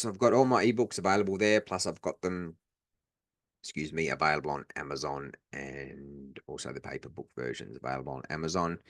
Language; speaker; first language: English; native; English